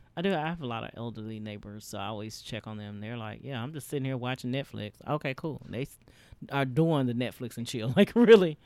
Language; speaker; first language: English; native; English